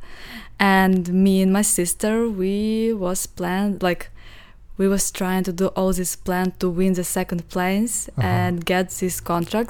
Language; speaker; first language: English; non-native, learner; Ukrainian